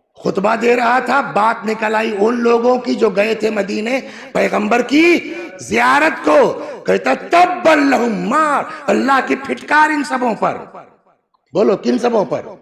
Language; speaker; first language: Urdu; native; Urdu